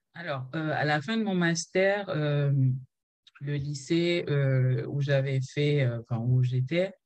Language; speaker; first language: French; non-native, local second language; Haitian Creole